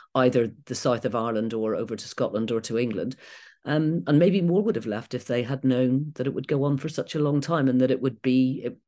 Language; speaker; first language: English; native; English